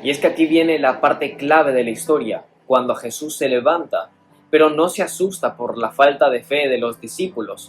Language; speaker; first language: Spanish; native; Spanish